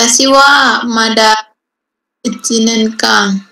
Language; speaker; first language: Japanese; non-native, learner; Indonesian